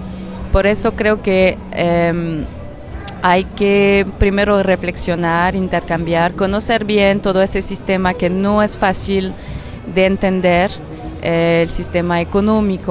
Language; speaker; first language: Spanish; non-native, fluent; French